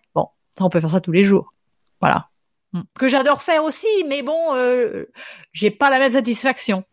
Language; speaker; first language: French; native; French